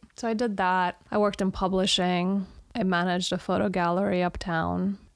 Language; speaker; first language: English; early bilingual, other home language; Romanian